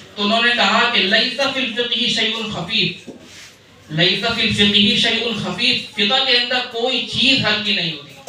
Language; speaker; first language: Urdu; native; Urdu